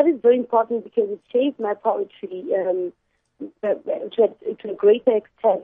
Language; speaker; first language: English; non-native, local second language; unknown